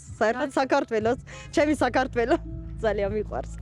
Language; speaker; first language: Georgian; non-native, local second language; Armenian